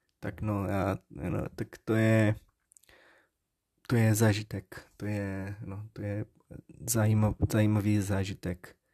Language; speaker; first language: Czech; non-native, learner; Portuguese